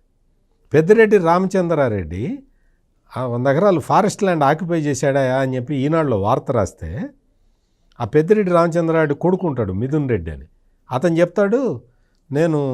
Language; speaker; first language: Telugu; native; Telugu